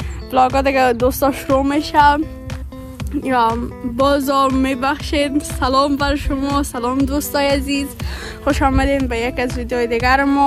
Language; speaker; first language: Persian; early bilingual, heritage; Persian